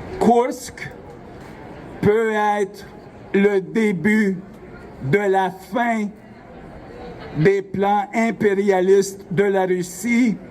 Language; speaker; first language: French; non-native, local second language; Ukrainian